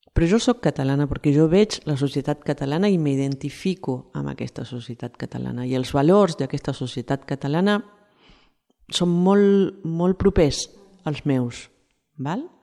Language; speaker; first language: Catalan; non-native, fluent; Spanish